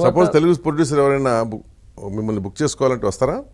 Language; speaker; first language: Telugu; native; Telugu